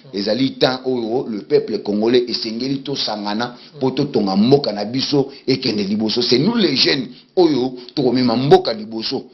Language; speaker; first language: Lingala; native; Lingala